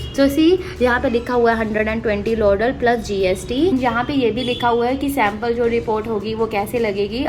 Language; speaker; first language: Hindi; non-native, local second language; Punjabi